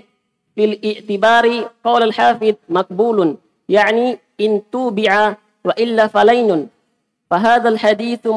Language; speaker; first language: Arabic; non-native, learner; Indonesian